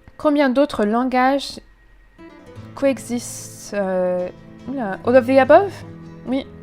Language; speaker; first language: French; native; French